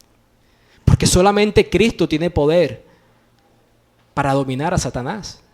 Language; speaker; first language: Spanish; native; Spanish